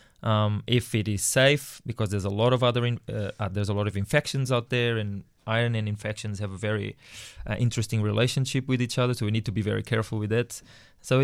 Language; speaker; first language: English; non-native, fluent; Portuguese